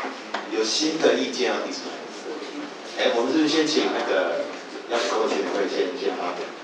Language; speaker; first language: Chinese; native; Chinese